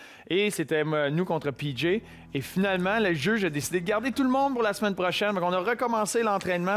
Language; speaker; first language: French; native; French